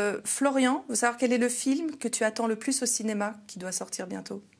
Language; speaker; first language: French; native; French